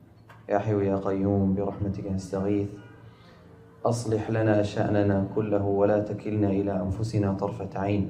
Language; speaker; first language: Arabic; native; Arabic